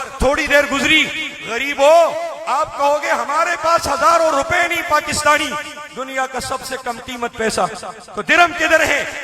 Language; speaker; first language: Urdu; non-native, local second language; Pashto